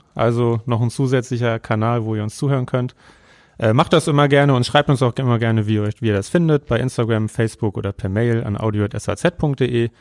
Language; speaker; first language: German; native; German